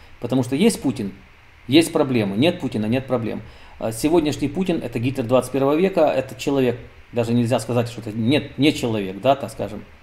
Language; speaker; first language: Russian; native; Russian